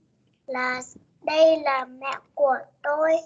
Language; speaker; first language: Vietnamese; native; Vietnamese